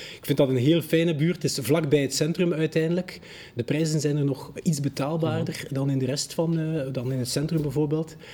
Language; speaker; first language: Dutch; native; Dutch